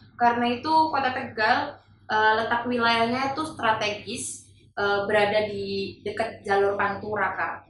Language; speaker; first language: Indonesian; non-native, local second language; Javanese